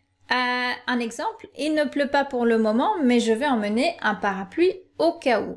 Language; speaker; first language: French; native; French